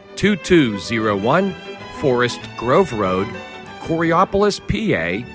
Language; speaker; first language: English; native; English